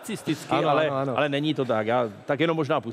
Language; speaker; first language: Czech; native; Czech